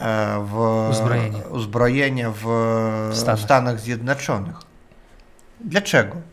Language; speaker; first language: Polish; non-native, learner; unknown